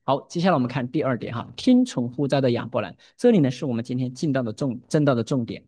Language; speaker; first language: Chinese; native; Chinese